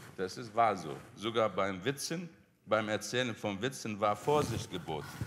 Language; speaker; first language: German; non-native, fluent; Arabic